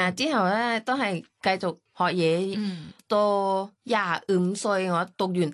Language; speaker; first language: Cantonese; non-native, fluent; Thai